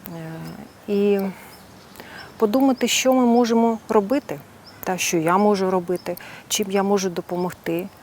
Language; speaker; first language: Ukrainian; non-native, local second language; Russian